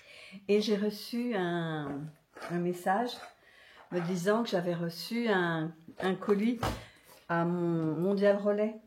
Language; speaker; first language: French; native; French